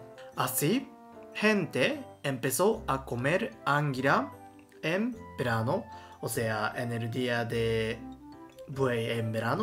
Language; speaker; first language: Spanish; non-native, learner; Japanese